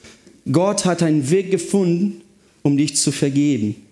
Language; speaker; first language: German; non-native, fluent; Portuguese